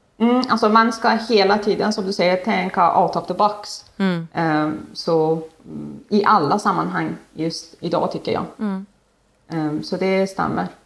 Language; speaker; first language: Swedish; non-native, fluent; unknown